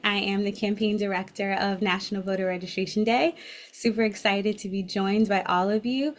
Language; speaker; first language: English; native; English